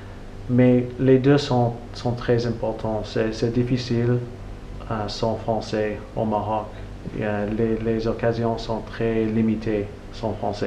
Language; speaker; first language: French; non-native, learner; English